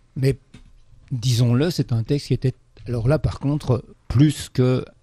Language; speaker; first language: French; native; French